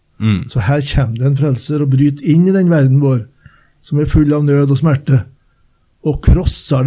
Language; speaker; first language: Norwegian; native; Norwegian